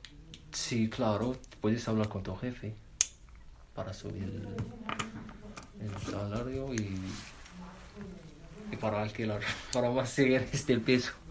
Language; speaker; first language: Spanish; non-native, learner; Arabic